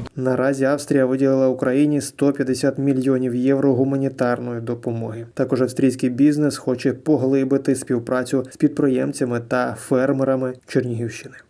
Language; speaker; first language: Ukrainian; native; Ukrainian